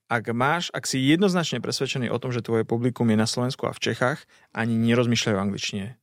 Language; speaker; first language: Slovak; native; Slovak